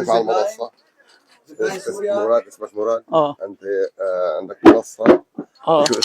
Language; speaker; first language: Arabic; native; Arabic